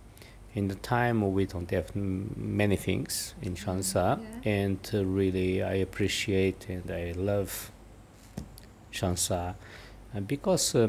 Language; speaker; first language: English; non-native, learner; German